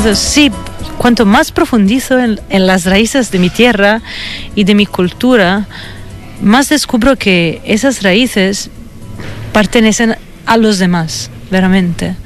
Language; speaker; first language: Spanish; non-native, fluent; Italian